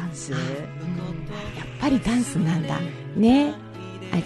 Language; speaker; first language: Japanese; native; Japanese